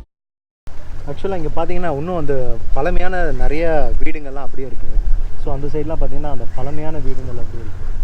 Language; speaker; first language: Tamil; native; Tamil